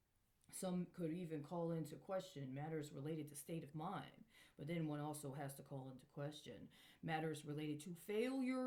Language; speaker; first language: English; native; English